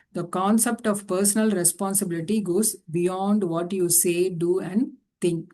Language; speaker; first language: English; non-native, local second language; Tamil